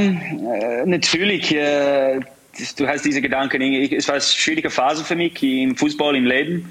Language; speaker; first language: German; non-native, fluent; English